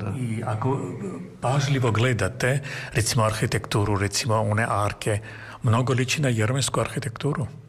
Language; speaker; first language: Serbian; non-native, fluent; Armenian